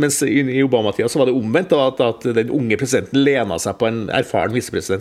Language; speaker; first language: Norwegian; native; Norwegian